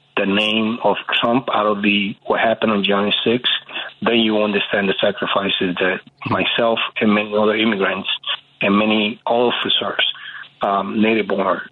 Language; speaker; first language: English; early bilingual, other home language; Spanish